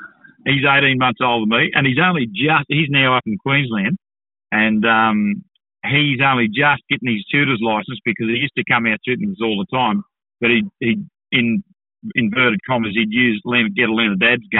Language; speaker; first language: English; native; English